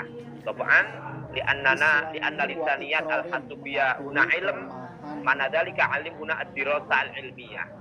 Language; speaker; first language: Arabic; non-native, fluent; Indonesian